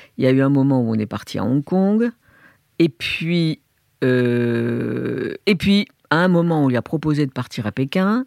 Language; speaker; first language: French; native; French